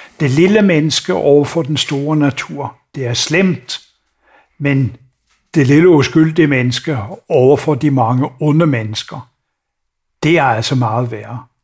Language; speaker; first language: Danish; native; Danish